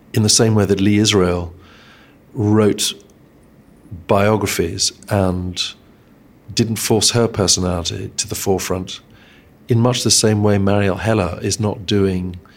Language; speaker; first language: English; native; English